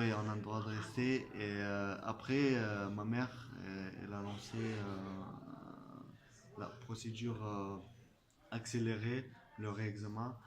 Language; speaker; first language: French; non-native, fluent; Chechen